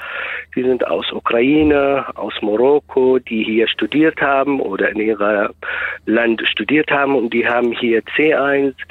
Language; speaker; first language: German; non-native, fluent; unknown